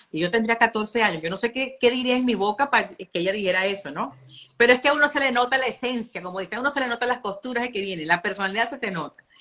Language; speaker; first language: Spanish; native; Spanish